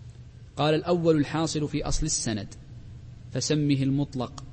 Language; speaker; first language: Arabic; native; Arabic